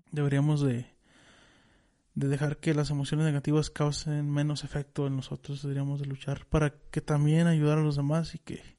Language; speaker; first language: Spanish; native; Spanish